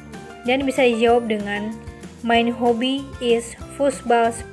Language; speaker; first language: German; non-native, learner; Indonesian